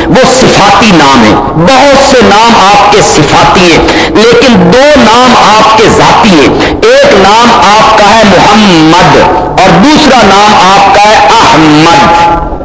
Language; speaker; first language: Urdu; non-native, local second language; Punjabi